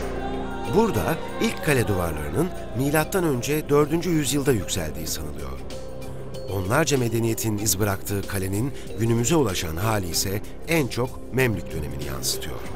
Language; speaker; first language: Turkish; native; Turkish